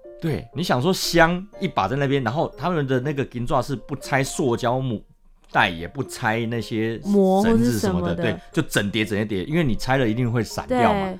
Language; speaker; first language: Chinese; native; Chinese